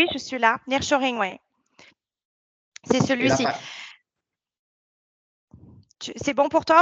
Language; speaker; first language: French; native; French